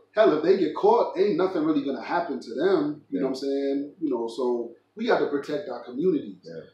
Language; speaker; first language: English; native; English